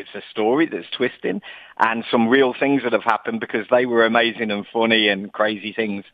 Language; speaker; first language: English; native; English